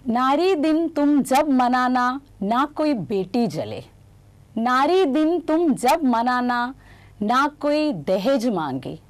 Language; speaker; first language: Hindi; non-native, local second language; Gujarati